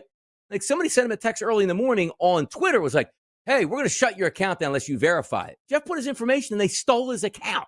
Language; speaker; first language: English; native; English